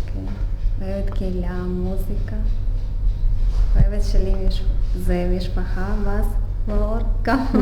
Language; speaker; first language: Hebrew; non-native, learner; Ukrainian